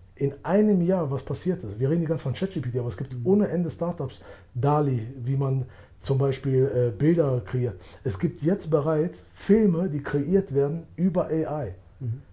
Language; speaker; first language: German; early bilingual, other home language; Albanian